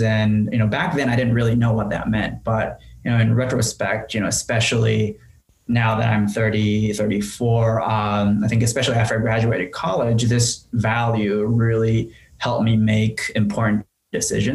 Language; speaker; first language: English; non-native, fluent; Japanese